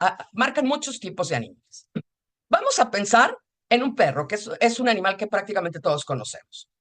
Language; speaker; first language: Spanish; native; Spanish